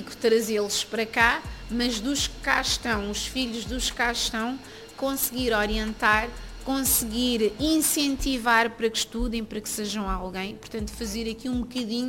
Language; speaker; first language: Portuguese; native; Portuguese